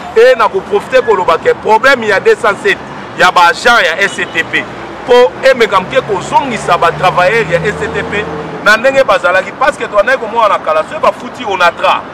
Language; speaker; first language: Lingala; non-native, local second language; Kongo